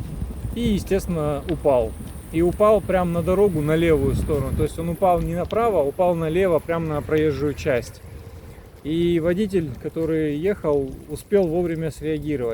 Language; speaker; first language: Russian; native; Russian